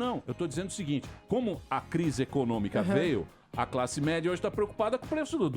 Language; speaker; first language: Portuguese; native; Portuguese